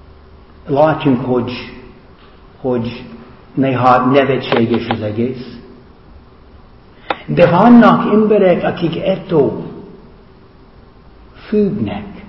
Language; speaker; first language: Hungarian; non-native, fluent; English